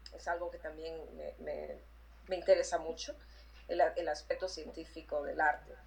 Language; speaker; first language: Spanish; native; Spanish